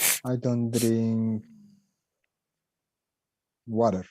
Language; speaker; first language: English; non-native, learner; Spanish